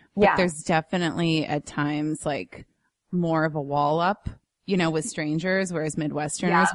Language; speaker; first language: English; native; English